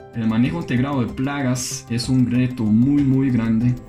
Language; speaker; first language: Spanish; non-native, fluent; German